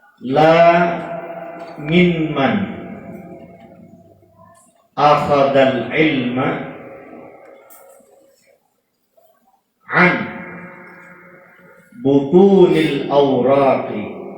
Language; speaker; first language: Arabic; non-native, fluent; Indonesian